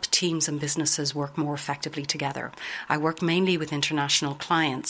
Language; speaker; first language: English; native; English